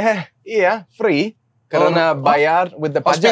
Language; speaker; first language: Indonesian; non-native, learner; Danish